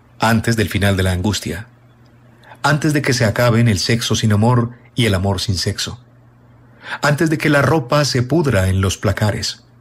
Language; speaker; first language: Spanish; native; Spanish